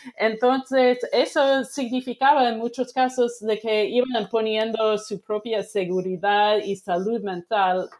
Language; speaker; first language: Spanish; non-native, fluent; English